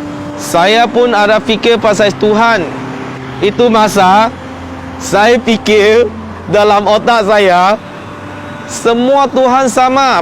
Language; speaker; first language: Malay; non-native, local second language; Chinese